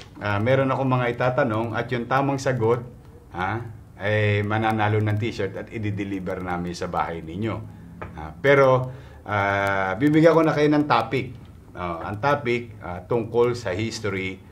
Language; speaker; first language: Filipino; native; Filipino